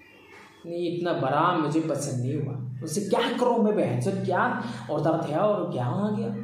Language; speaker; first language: Hindi; non-native, local second language; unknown